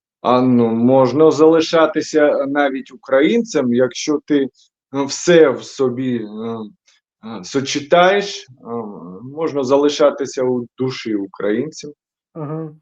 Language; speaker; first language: Ukrainian; non-native, local second language; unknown